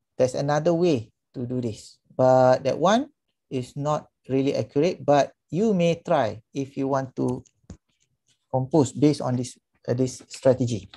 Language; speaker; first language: English; non-native, local second language; Malay